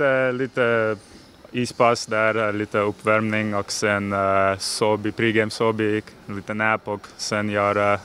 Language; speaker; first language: Swedish; non-native, learner; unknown